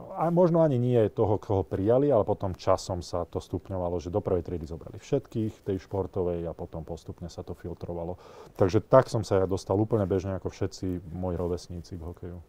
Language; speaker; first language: Slovak; native; Slovak